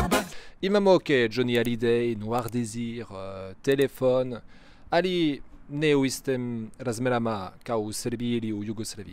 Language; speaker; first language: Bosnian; non-native, fluent; French